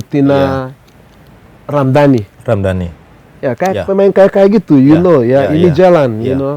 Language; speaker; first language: Indonesian; non-native, fluent; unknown